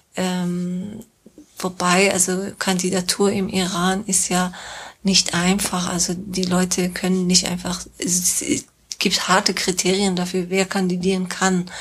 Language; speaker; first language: German; non-native, fluent; Persian